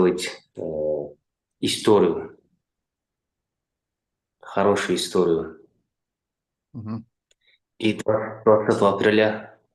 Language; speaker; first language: Russian; non-native, local second language; Kazakh